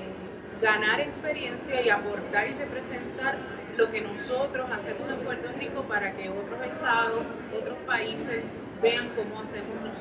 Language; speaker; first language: Spanish; native; Spanish